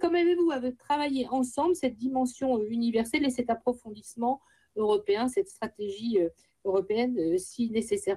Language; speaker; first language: French; native; French